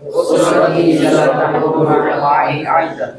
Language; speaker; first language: Arabic; non-native, learner; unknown